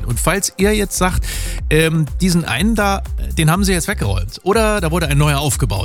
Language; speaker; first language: German; native; German